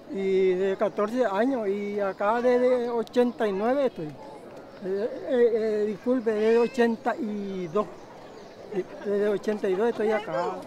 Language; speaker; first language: Spanish; non-native, local second language; Guarani